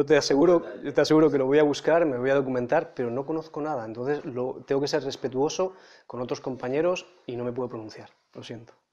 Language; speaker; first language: Spanish; native; Spanish